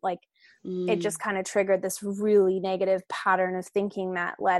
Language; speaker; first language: English; native; English